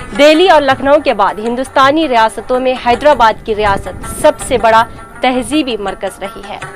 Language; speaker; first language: Urdu; native; Urdu